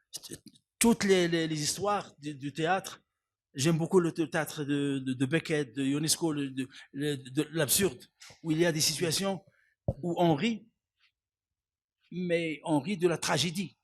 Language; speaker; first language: French; non-native, local second language; Arabic